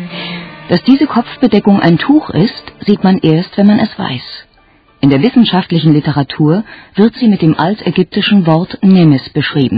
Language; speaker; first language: German; native; German